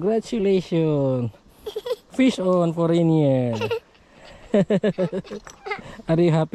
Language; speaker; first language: English; non-native, local second language; Filipino